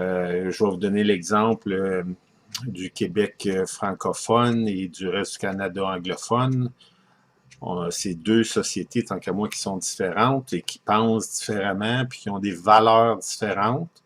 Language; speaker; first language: French; native; French